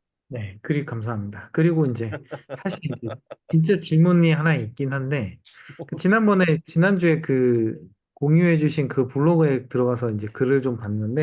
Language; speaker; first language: Korean; native; Korean